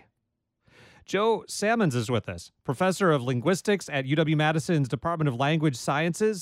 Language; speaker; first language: English; native; English